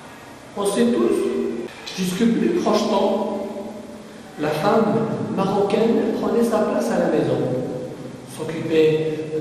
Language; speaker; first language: French; non-native, learner; Arabic